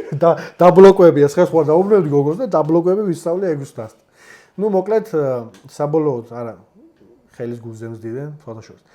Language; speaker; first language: Georgian; native; Georgian